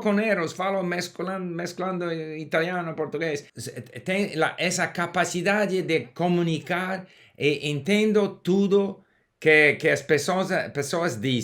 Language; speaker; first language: Portuguese; non-native, learner; English